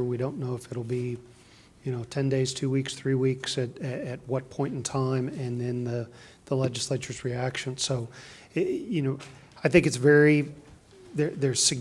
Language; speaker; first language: English; native; English